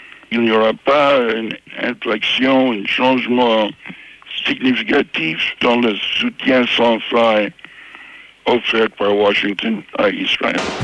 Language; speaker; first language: French; non-native, fluent; English